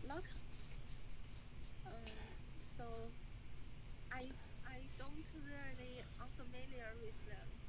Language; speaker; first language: English; non-native, learner; Chinese